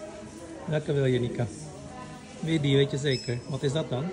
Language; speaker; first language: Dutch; non-native, fluent; Indonesian